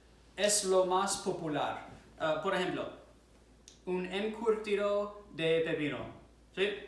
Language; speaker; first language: Spanish; non-native, fluent; English